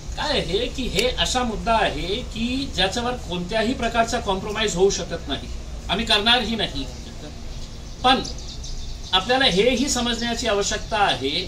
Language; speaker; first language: Marathi; non-native, local second language; Urdu